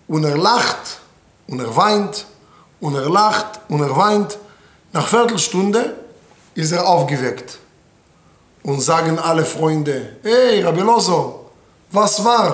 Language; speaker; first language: German; non-native, fluent; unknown